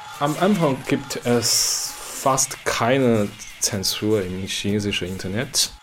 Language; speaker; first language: German; non-native, fluent; Chinese